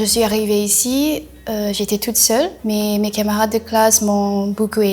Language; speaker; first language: French; non-native, learner; English